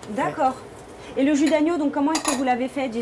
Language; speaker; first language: French; native; French